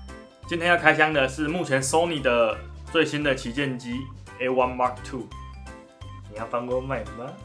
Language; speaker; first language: Chinese; native; Chinese